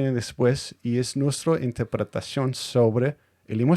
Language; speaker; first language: Spanish; non-native, fluent; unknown